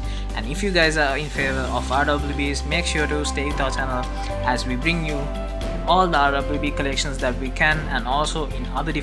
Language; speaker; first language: English; non-native, fluent; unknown